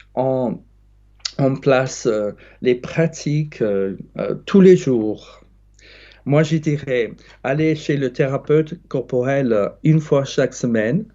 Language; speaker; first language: French; non-native, fluent; English